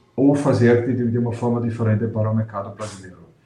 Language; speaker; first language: Portuguese; non-native, fluent; German